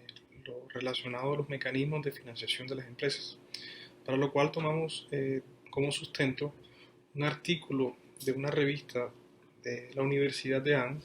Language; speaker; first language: Spanish; native; Spanish